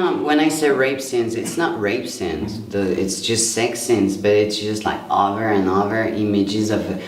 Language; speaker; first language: English; non-native, fluent; French